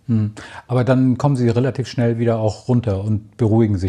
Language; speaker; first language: German; native; German